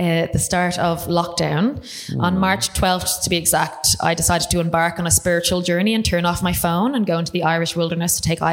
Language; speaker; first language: English; native; English